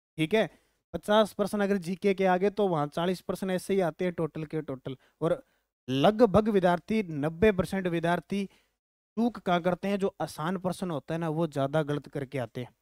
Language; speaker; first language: Hindi; native; Hindi